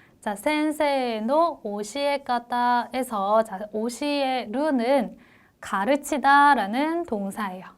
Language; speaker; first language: Korean; native; Korean